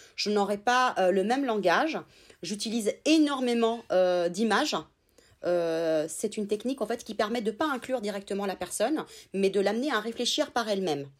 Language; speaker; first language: French; non-native, fluent; Italian